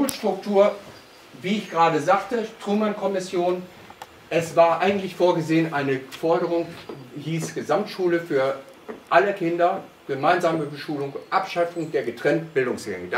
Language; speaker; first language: German; native; German